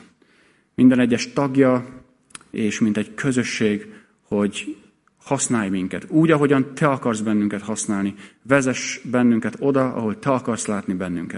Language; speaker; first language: Hungarian; native; Hungarian